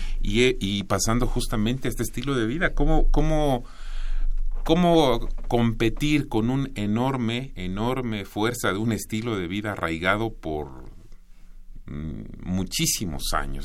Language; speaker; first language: Spanish; native; Spanish